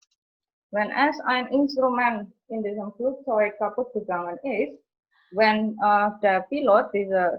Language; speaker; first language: German; non-native, fluent; Indonesian